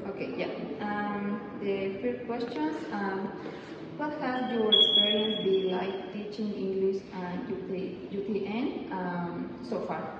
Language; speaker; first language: English; non-native, learner; Spanish